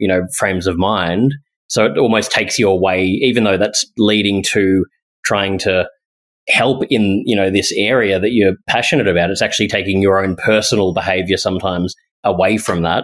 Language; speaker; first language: English; native; English